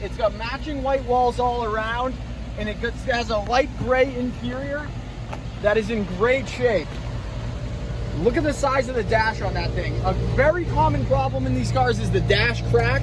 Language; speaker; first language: English; native; English